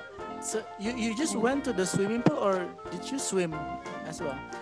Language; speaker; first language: English; non-native, fluent; Indonesian